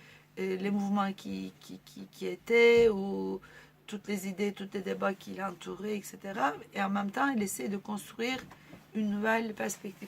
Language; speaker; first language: French; non-native, fluent; Turkish